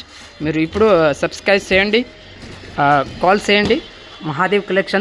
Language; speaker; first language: Telugu; non-native, local second language; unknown